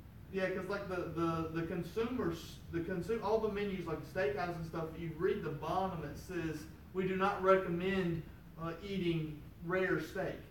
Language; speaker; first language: English; native; English